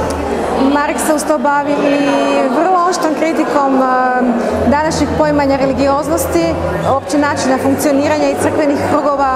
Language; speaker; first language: Croatian; native; Croatian